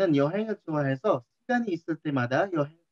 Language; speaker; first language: Korean; non-native, fluent; Indonesian